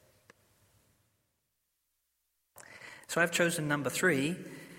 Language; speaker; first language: English; native; English